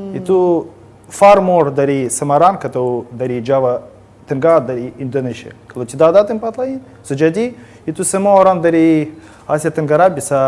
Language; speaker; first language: Indonesian; non-native, learner; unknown